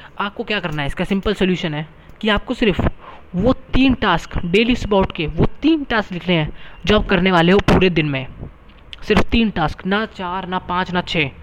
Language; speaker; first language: Hindi; native; Hindi